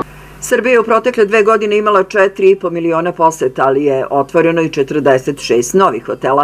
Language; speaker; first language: Serbian; native; Serbian